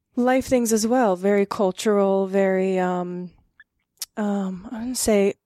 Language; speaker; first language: English; early bilingual, other home language; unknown